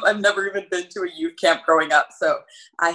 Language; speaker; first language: English; native; English